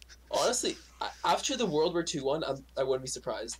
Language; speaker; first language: English; early bilingual, other home language; Russian